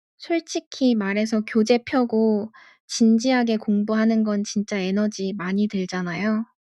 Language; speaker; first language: Korean; non-native, fluent; Arabic